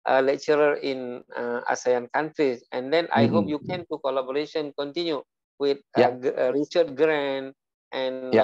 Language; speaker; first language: English; non-native, learner; Indonesian